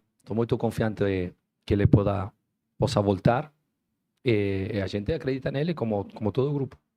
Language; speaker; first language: Portuguese; non-native, fluent; Spanish